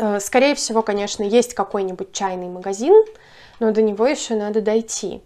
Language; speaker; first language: Russian; native; Russian